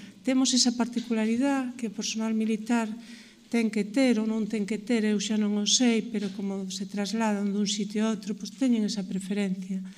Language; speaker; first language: Galician; non-native, local second language; Spanish